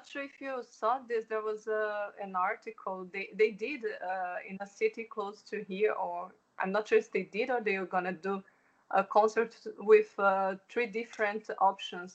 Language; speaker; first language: English; non-native, fluent; Portuguese